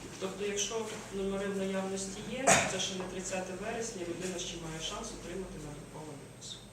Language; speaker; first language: Ukrainian; native; Ukrainian